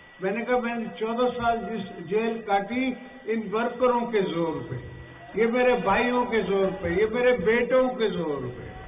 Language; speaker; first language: Urdu; non-native, local second language; Saraiki